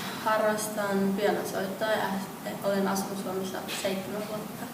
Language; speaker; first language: Finnish; early bilingual, other home language; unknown